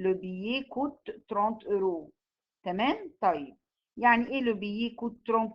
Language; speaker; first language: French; non-native, fluent; Arabic